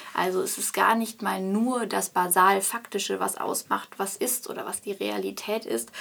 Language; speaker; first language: German; native; German